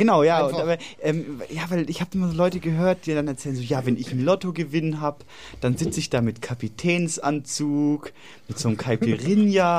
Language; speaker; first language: German; native; German